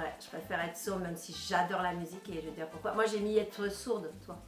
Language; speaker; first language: French; native; French